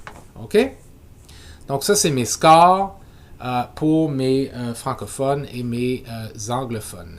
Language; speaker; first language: French; native; French